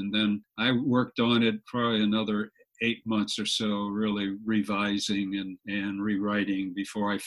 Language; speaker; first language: English; native; English